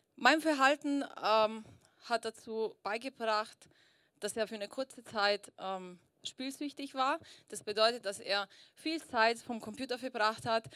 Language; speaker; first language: German; early bilingual, other home language; Italian